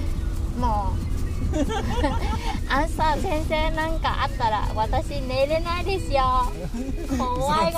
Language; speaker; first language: Japanese; non-native, learner; Vietnamese